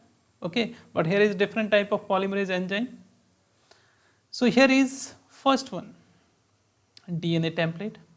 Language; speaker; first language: English; non-native, local second language; Hindi